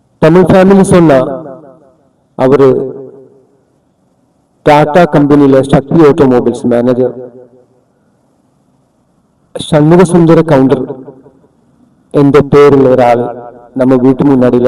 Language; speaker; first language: Tamil; non-native, learner; Malayalam